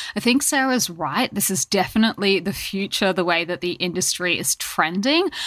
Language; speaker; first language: English; native; English